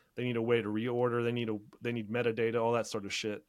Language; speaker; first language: English; native; English